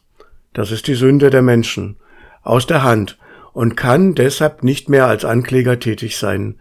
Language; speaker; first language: German; native; German